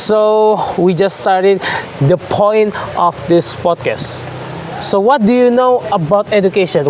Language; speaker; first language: English; non-native, learner; Indonesian